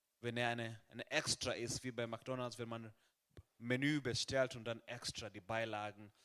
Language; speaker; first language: German; non-native, fluent; Swahili